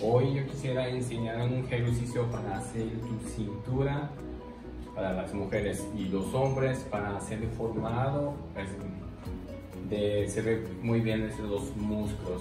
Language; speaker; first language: Spanish; non-native, learner; Japanese